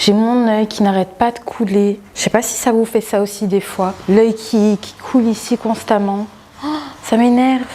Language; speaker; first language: French; native; French